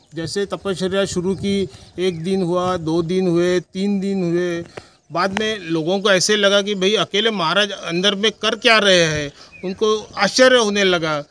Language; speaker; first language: Hindi; non-native, local second language; Marathi